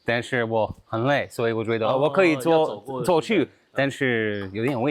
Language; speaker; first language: Chinese; non-native, learner; English